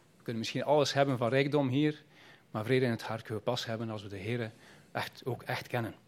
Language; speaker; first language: Dutch; native; Dutch